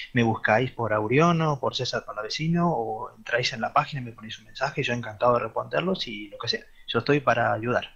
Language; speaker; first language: Spanish; native; Spanish